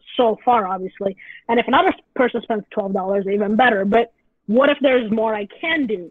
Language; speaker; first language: English; non-native, fluent; Italian